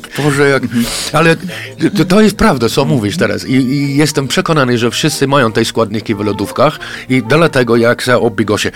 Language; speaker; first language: Polish; non-native, fluent; English